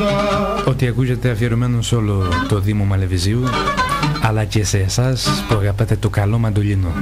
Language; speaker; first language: Greek; native; Greek